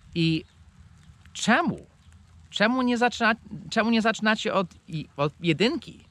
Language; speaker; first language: Polish; non-native, fluent; English